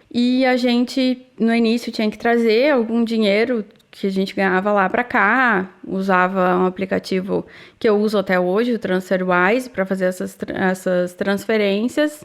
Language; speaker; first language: Portuguese; native; Portuguese